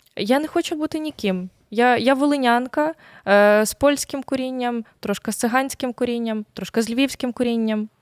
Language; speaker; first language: Ukrainian; native; Ukrainian